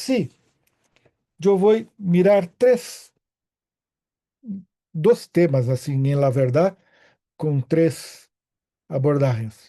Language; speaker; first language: Spanish; non-native, fluent; Portuguese